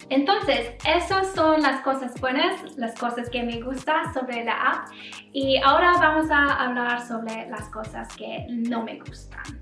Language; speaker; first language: Spanish; non-native, learner; English